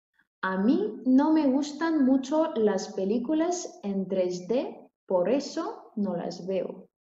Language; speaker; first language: Spanish; non-native, fluent; Russian